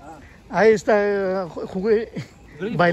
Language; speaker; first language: Spanish; non-native, learner; Bangla